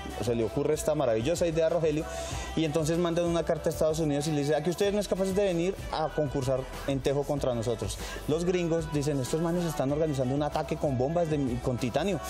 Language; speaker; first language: Spanish; native; Spanish